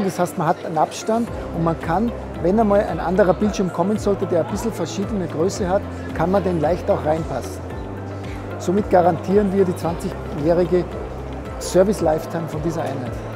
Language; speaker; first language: German; native; German